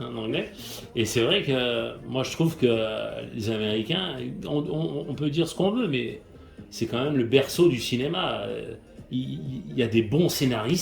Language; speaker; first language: French; native; French